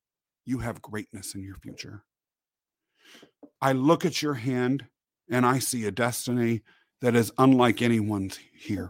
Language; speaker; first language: English; native; English